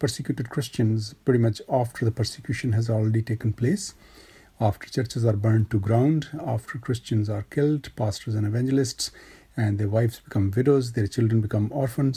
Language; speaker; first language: English; non-native, local second language; Urdu